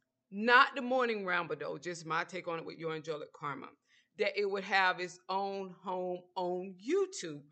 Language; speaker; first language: English; native; English